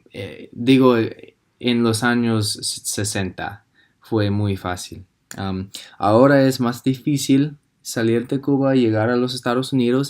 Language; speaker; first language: Spanish; non-native, fluent; English